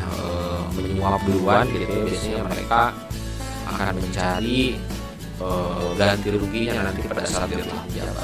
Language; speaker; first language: Indonesian; native; Indonesian